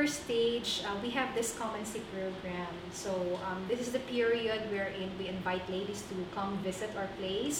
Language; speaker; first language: English; non-native, local second language; Cebuano